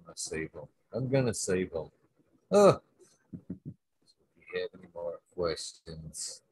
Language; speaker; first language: English; native; English